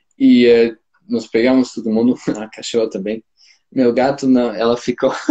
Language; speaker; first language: Portuguese; non-native, fluent; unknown